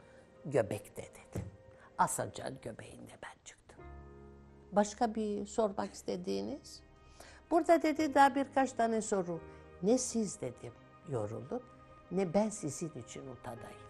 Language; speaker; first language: Turkish; non-native, local second language; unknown